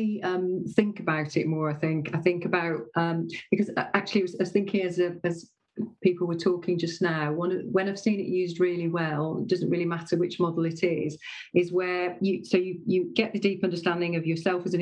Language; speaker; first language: English; native; English